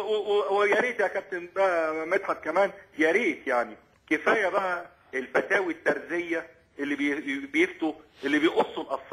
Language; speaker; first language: Arabic; native; Arabic